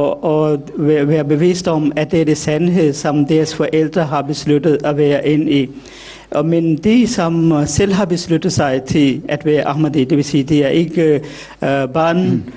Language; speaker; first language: Danish; non-native, fluent; Urdu